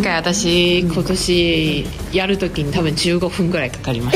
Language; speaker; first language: Japanese; non-native, learner; Chinese